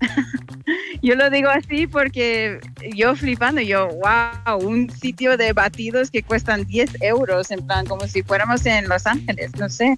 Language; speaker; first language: Spanish; non-native, fluent; English